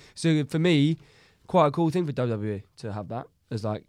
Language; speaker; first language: English; native; English